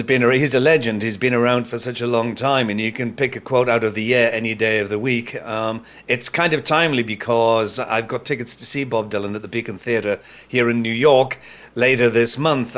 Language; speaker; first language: English; native; English